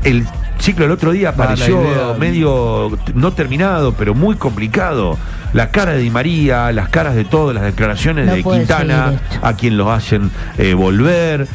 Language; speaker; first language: Spanish; native; Spanish